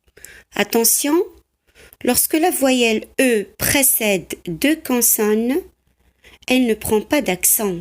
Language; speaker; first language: French; non-native, local second language; Arabic